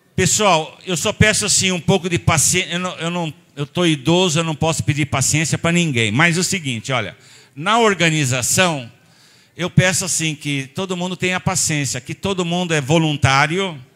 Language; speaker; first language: Portuguese; native; Portuguese